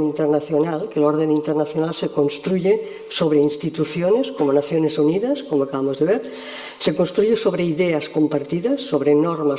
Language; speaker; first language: Spanish; non-native, local second language; Catalan